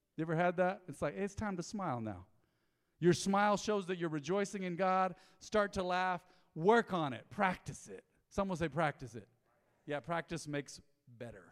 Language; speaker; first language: English; native; English